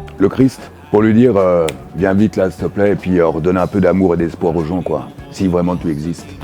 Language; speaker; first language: French; native; French